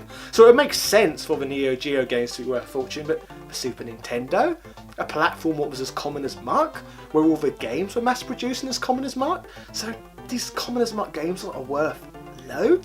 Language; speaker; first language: English; native; English